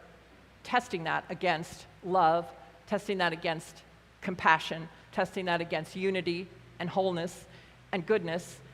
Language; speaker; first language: English; native; English